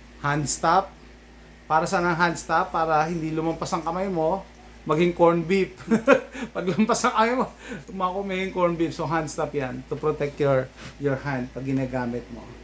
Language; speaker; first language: Filipino; native; Filipino